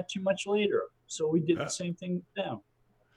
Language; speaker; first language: English; native; English